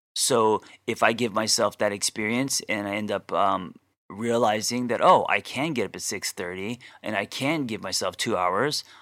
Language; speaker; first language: English; native; English